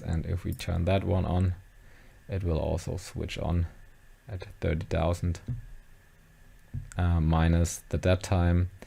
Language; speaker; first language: English; non-native, fluent; German